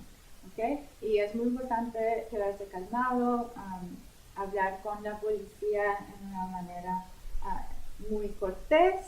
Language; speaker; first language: Spanish; non-native, fluent; English